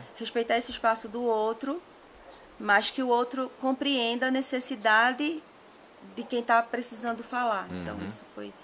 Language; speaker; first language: Portuguese; native; Portuguese